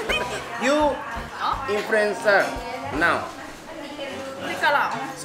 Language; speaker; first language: English; non-native, learner; Indonesian